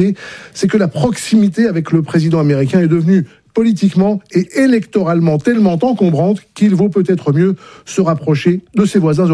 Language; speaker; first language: French; native; French